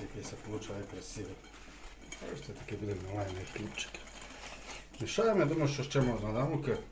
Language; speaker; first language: Ukrainian; native; Ukrainian